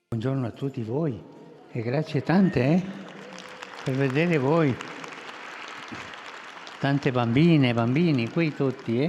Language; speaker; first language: Italian; early bilingual, heritage; Spanish